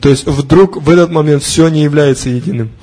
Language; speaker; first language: Russian; native; Russian